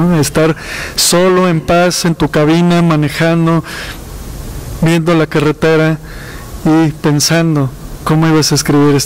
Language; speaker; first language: Spanish; native; Spanish